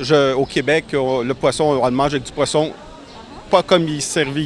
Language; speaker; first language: French; native; French